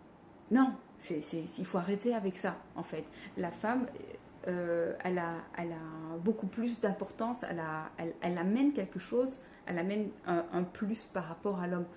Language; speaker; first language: French; native; French